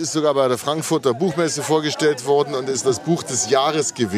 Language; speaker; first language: German; native; German